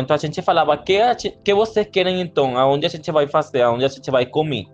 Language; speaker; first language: Portuguese; non-native, learner; Spanish